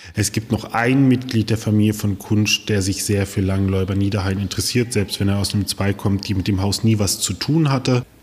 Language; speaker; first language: German; native; German